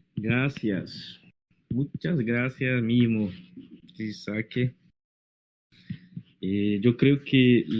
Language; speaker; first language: Spanish; non-native, learner; Portuguese